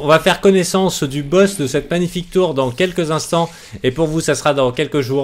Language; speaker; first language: French; native; French